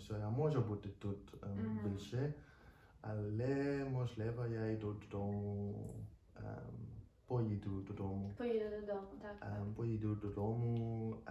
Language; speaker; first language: Ukrainian; non-native, learner; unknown